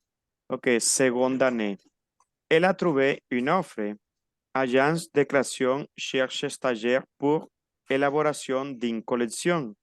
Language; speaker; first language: French; non-native, fluent; Spanish